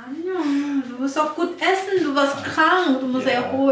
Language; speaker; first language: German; non-native, learner; Korean